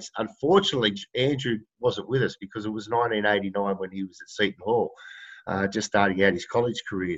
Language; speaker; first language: English; native; English